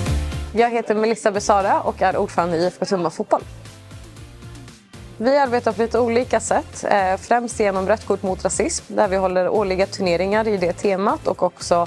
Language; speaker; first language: Swedish; native; Swedish